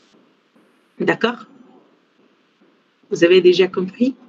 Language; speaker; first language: French; non-native, fluent; Spanish